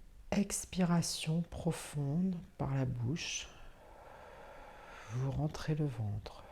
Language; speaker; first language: French; native; French